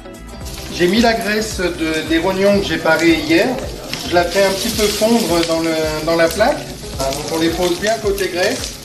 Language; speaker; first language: French; native; French